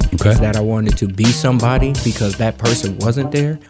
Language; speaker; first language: English; native; English